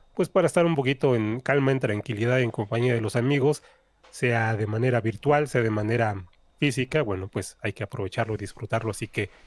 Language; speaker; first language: Spanish; native; Spanish